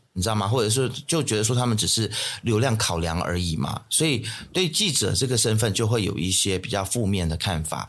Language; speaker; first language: Chinese; native; Chinese